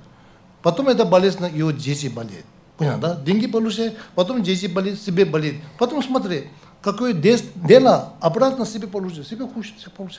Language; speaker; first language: Russian; non-native, learner; Tibetan